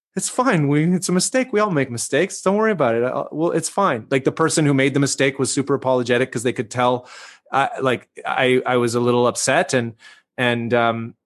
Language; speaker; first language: English; native; English